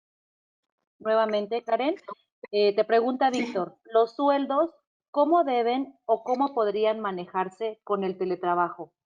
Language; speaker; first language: Spanish; native; Spanish